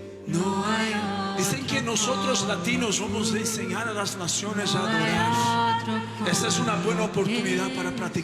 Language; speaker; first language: Spanish; non-native, local second language; Portuguese